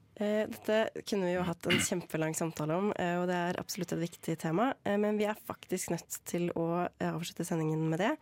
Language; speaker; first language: Norwegian; native; Norwegian